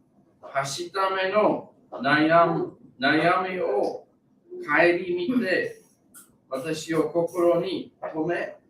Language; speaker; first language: Japanese; non-native, learner; English